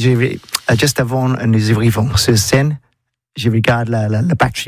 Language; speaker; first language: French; non-native, learner; English